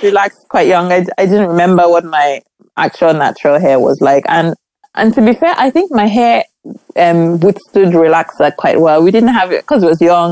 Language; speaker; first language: English; non-native, local second language; Igbo